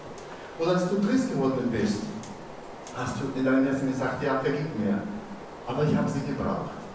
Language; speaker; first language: German; non-native, fluent; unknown